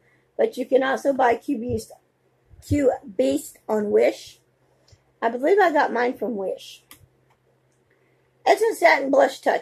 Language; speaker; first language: English; native; English